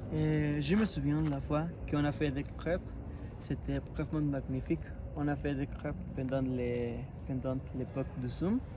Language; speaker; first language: French; non-native, learner; Spanish